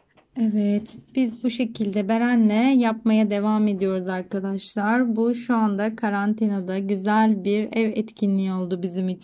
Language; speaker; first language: Turkish; native; Turkish